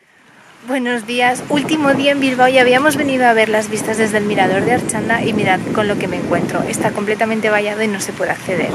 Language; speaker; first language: Spanish; native; Spanish